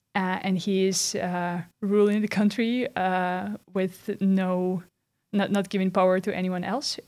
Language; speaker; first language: English; non-native, fluent; Russian